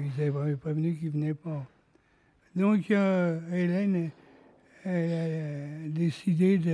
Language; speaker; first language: French; native; French